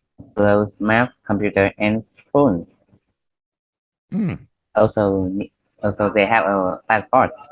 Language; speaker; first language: English; non-native, learner; Vietnamese